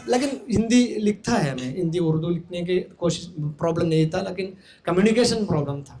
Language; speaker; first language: Hindi; non-native, local second language; Malayalam